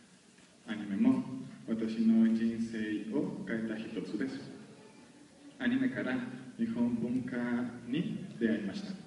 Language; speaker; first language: Japanese; non-native, learner; Spanish